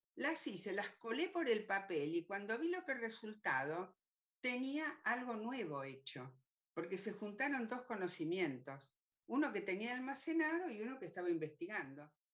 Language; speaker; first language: Spanish; early bilingual, other home language; German